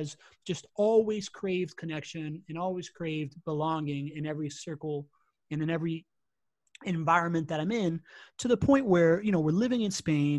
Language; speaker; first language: English; early bilingual, other home language; Spanish